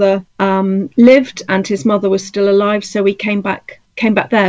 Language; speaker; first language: English; native; English